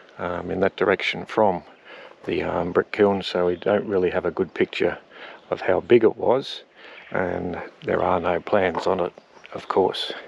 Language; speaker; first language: English; native; English